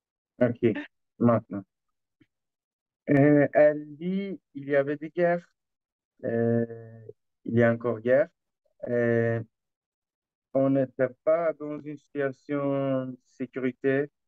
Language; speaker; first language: French; non-native, learner; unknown